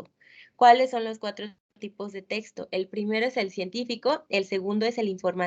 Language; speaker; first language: Spanish; native; Spanish